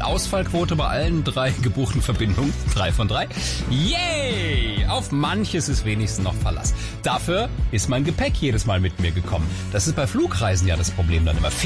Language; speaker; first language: German; native; German